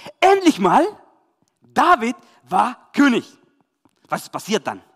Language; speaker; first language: German; non-native, learner; Spanish